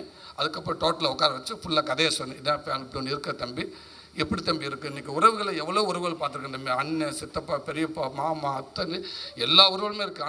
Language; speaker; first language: Tamil; native; Tamil